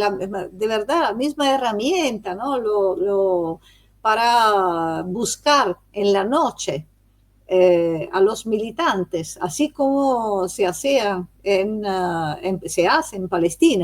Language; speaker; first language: Spanish; non-native, fluent; Italian